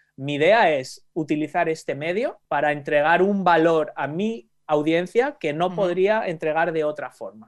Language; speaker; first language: Spanish; native; Spanish